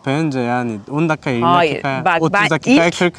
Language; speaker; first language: Turkish; non-native, learner; Korean